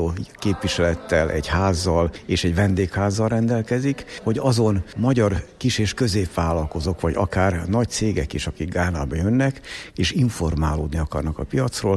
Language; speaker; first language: Hungarian; native; Hungarian